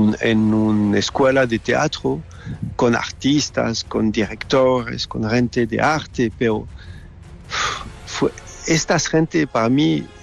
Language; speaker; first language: Spanish; non-native, fluent; French